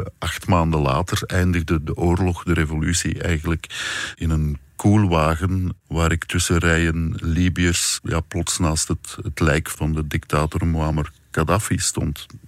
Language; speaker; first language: Dutch; native; Dutch